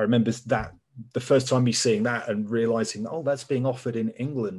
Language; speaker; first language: English; native; English